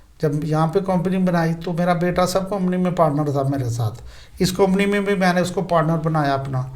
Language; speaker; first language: Urdu; non-native, local second language; Punjabi